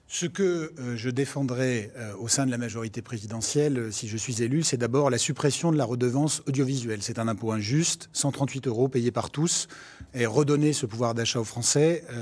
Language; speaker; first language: French; native; French